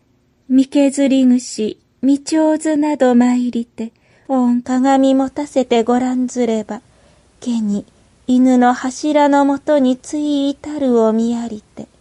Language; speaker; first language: Japanese; native; Japanese